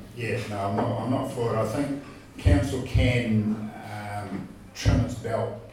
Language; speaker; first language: English; native; English